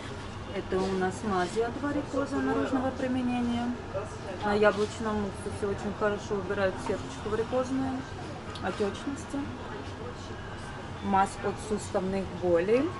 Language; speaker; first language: Russian; native; Russian